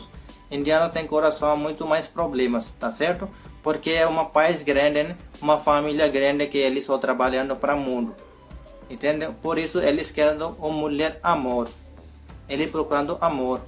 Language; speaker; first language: Portuguese; non-native, learner; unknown